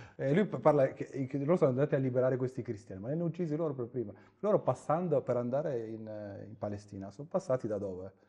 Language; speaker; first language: Italian; non-native, fluent; Arabic